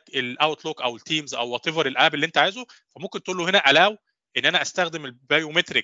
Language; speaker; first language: Arabic; native; Arabic